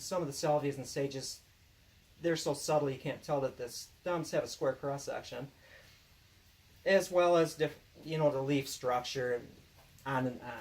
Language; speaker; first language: English; native; English